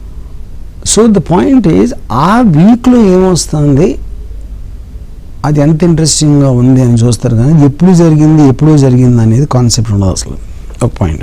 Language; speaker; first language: Telugu; native; Telugu